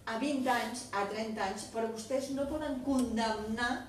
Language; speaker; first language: Catalan; non-native, local second language; Spanish